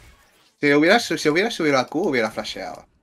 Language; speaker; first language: Spanish; native; Spanish